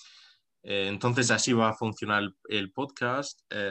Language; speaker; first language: Spanish; non-native, local second language; Arabic